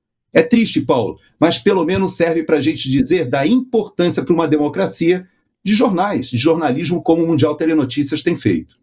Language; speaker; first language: Portuguese; native; Portuguese